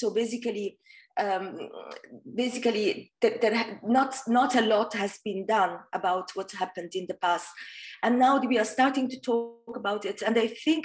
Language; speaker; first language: English; non-native, fluent; Italian